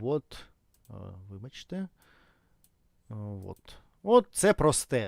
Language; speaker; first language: Ukrainian; non-native, fluent; Russian